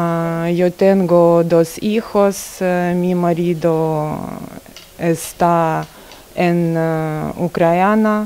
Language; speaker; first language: Spanish; non-native, learner; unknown